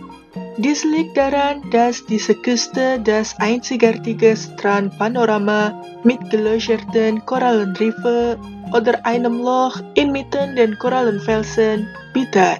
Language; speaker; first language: German; non-native, fluent; Indonesian